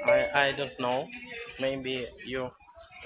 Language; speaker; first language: English; non-native, learner; Ukrainian